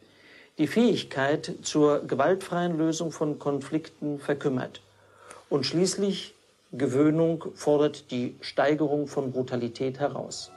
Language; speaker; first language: German; native; German